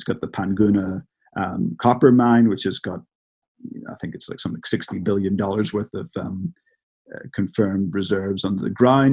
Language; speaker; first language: English; native; English